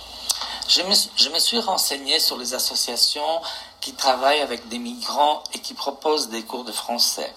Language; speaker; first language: French; non-native, fluent; Portuguese